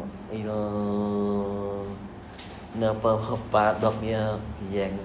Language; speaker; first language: French; non-native, learner; Khmer